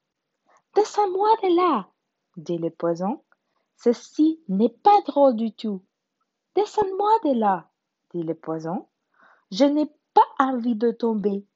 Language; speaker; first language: French; non-native, learner; Spanish